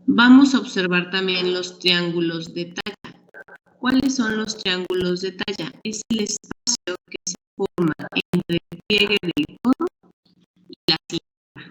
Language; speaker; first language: Spanish; native; Spanish